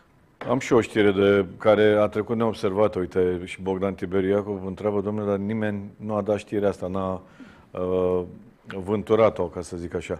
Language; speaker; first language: Romanian; native; Romanian